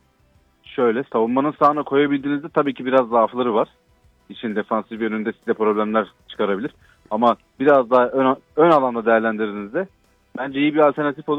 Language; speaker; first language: Turkish; native; Turkish